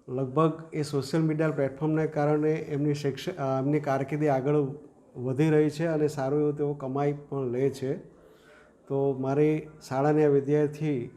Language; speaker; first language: Gujarati; native; Gujarati